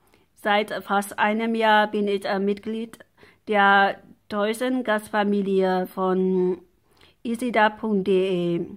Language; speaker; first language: German; non-native, learner; Vietnamese